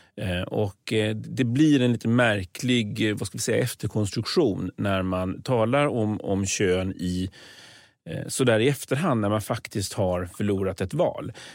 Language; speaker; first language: Swedish; native; Swedish